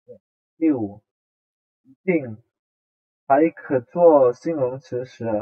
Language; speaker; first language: Chinese; non-native, fluent; Indonesian